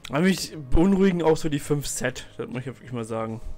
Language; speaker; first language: German; native; German